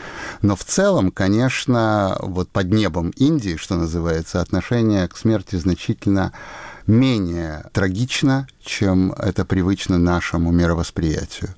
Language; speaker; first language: Russian; native; Russian